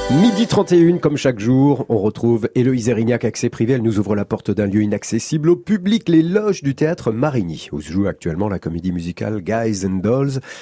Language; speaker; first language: French; native; French